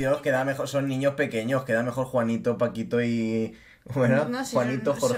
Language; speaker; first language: Spanish; native; Spanish